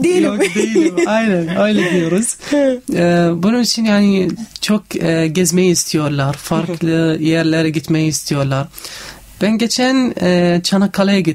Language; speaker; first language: Turkish; non-native, learner; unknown